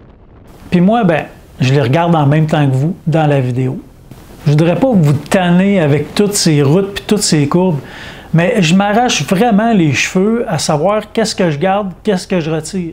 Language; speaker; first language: French; native; French